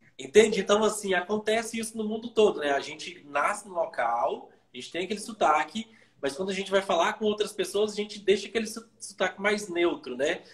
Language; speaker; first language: Portuguese; native; Portuguese